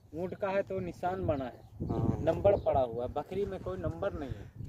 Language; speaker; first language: Hindi; native; Hindi